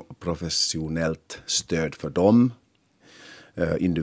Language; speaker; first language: Swedish; non-native, local second language; Finnish